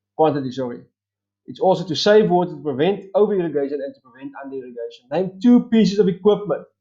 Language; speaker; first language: English; non-native, local second language; Afrikaans